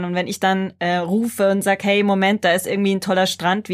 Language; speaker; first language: German; native; German